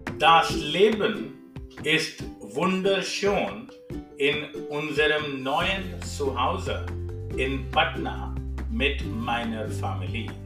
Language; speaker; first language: German; non-native, fluent; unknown